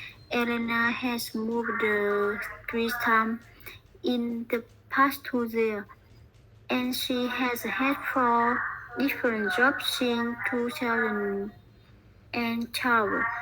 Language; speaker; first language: English; non-native, learner; Vietnamese